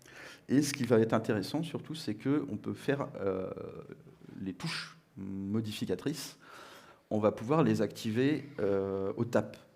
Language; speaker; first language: French; native; French